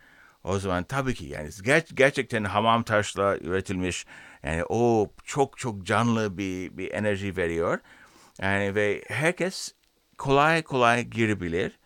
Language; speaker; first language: Turkish; non-native, learner; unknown